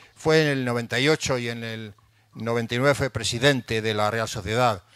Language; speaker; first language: Spanish; native; Spanish